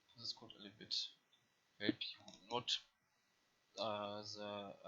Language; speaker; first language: English; non-native, learner; German